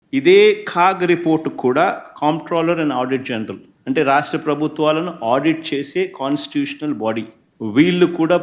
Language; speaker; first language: Telugu; native; Telugu